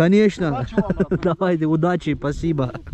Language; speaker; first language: Russian; non-native, learner; Turkish